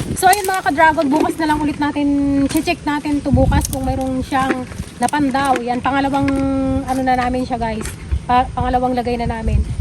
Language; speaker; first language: Filipino; non-native, local second language; Iloko